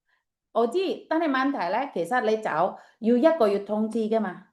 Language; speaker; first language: Chinese; non-native, fluent; Indonesian